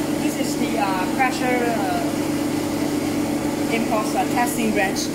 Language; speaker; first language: English; non-native, learner; Chinese